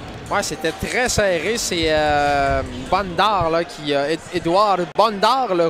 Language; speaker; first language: French; native; French